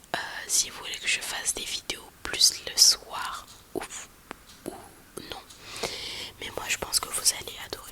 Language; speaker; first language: French; native; French